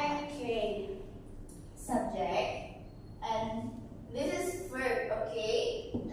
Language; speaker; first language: English; non-native, learner; Indonesian